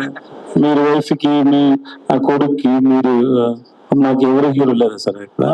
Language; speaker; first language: Telugu; non-native, learner; Tamil